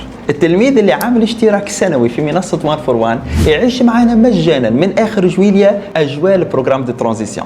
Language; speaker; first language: Arabic; native; Arabic